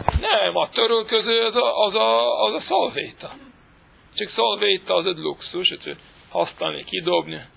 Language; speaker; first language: Hungarian; non-native, fluent; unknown